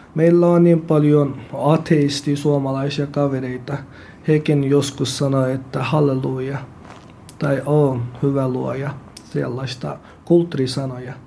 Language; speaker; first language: Finnish; non-native, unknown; Uyghur